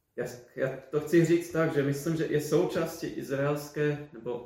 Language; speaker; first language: Czech; non-native, fluent; English